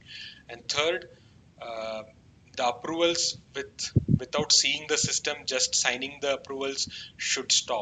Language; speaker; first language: English; non-native, local second language; Kannada